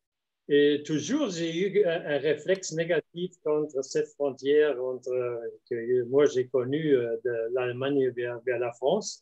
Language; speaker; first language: French; non-native, fluent; German